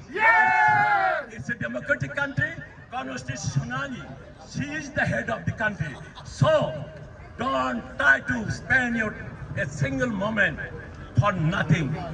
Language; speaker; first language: English; non-native, local second language; Bangla